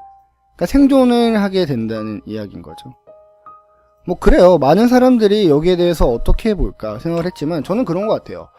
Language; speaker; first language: Korean; native; Korean